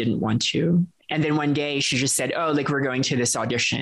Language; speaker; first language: English; non-native, local second language; Filipino